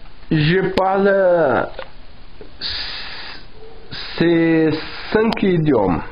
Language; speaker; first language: French; non-native, learner; Portuguese